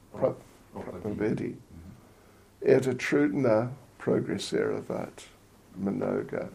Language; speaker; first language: Russian; non-native, learner; English